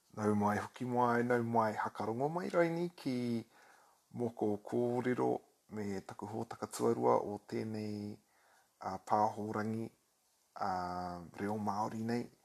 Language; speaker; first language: Māori; non-native, local second language; English